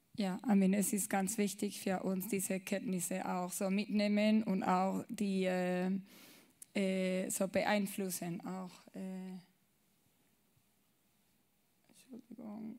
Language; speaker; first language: German; non-native, learner; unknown